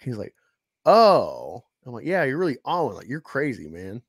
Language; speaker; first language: English; native; English